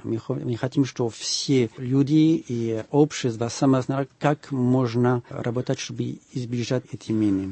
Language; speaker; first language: Russian; non-native, fluent; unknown